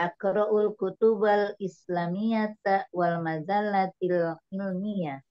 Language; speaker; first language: Arabic; non-native, learner; Indonesian